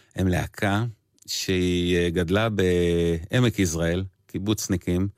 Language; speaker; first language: Hebrew; native; Hebrew